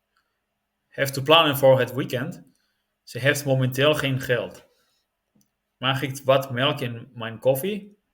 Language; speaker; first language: Dutch; non-native, learner; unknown